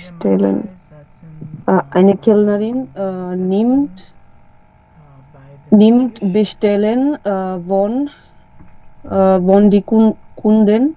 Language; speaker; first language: German; non-native, learner; Bangla